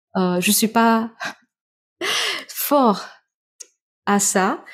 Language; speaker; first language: French; non-native, fluent; Chinese